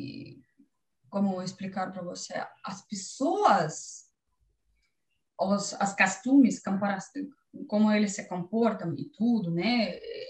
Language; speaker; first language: Portuguese; non-native, learner; Russian